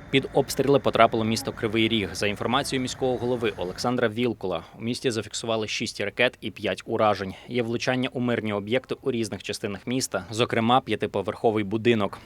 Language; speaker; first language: Ukrainian; native; Ukrainian